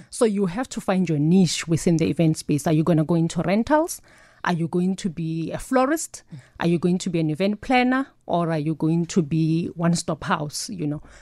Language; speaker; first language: English; non-native, local second language; Northern Sotho